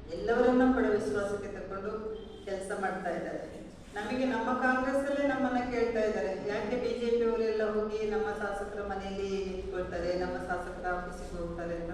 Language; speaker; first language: Kannada; non-native, local second language; Kodava